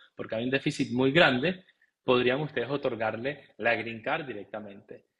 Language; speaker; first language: Spanish; native; Spanish